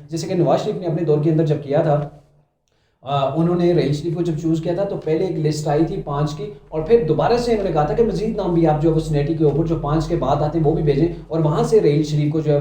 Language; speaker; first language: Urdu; non-native, learner; English